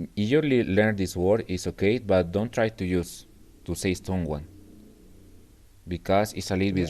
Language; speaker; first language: English; non-native, learner; Spanish